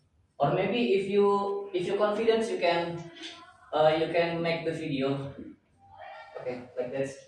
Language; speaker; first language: English; non-native, learner; Indonesian